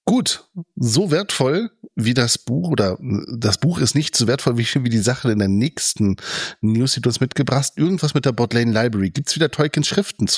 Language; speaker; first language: German; native; German